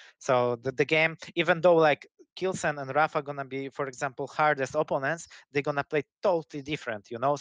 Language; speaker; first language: English; non-native, fluent; Polish